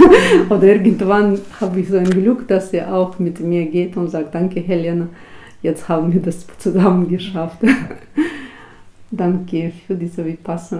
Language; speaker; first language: German; non-native, fluent; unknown